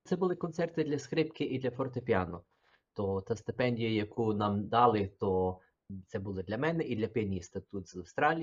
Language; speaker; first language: Ukrainian; early bilingual, heritage; Ukrainian